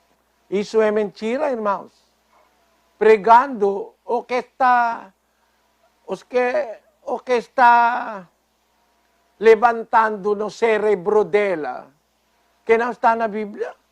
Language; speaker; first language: Portuguese; non-native, fluent; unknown